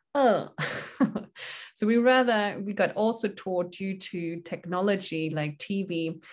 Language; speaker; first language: English; non-native, fluent; German